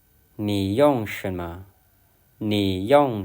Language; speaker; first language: Chinese; non-native, fluent; Lao